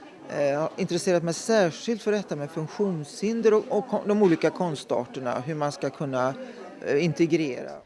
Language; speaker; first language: Swedish; native; Swedish